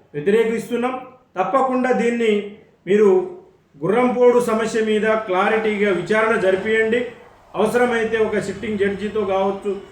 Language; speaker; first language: Telugu; native; Telugu